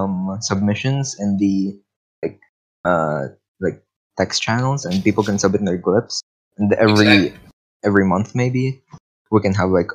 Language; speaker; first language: English; non-native, local second language; Filipino